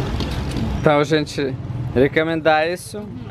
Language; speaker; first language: Portuguese; non-native, learner; Russian